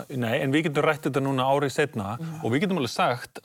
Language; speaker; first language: Icelandic; native; Icelandic